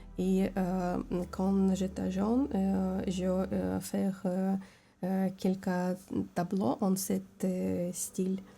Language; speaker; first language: French; non-native, learner; Ukrainian